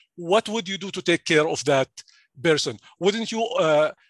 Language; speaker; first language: English; non-native, fluent; Arabic